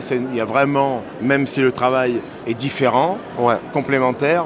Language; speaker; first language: French; native; French